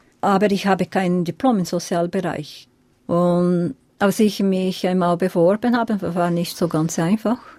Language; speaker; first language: German; non-native, fluent; Portuguese